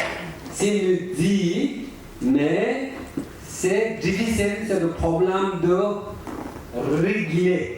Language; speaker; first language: French; non-native, learner; Tibetan